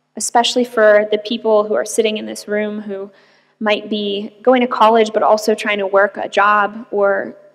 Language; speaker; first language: English; native; English